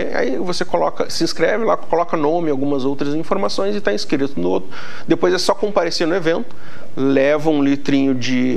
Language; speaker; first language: Portuguese; native; Portuguese